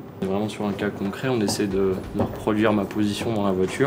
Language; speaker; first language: French; native; French